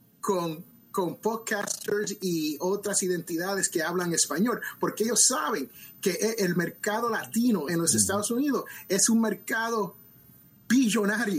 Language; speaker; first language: Spanish; early bilingual, other home language; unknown